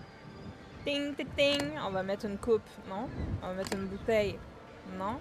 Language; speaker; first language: French; native; French